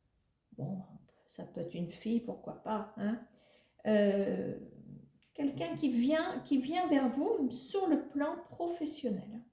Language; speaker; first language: French; native; French